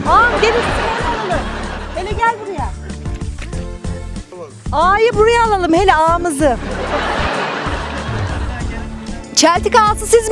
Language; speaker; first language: Turkish; native; Turkish